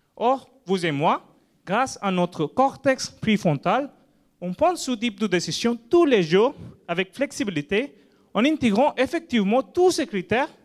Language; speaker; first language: French; non-native, fluent; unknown